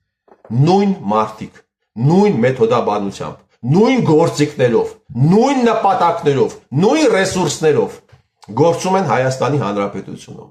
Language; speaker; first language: Armenian; native; Armenian